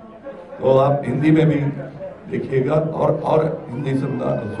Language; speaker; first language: Hindi; non-native, local second language; Tamil